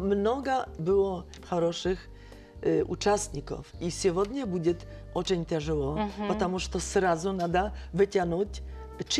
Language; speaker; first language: Russian; non-native, fluent; Polish